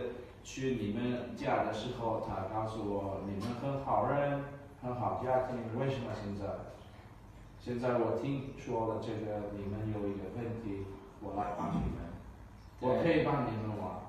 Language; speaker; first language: Chinese; non-native, learner; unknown